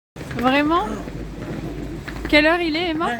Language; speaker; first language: French; native; French